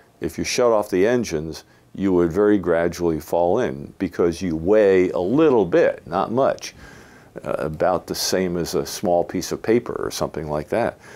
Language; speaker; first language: English; native; English